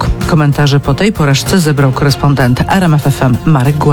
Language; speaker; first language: Polish; native; Polish